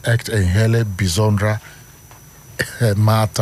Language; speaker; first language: Dutch; non-native, learner; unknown